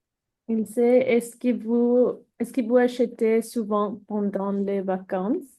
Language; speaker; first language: French; non-native, learner; English